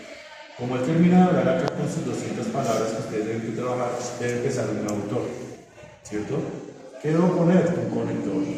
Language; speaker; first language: Spanish; native; Spanish